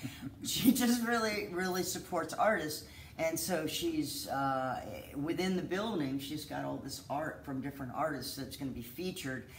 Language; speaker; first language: English; native; English